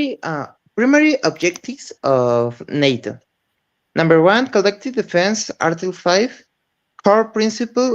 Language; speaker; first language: English; non-native, learner; Spanish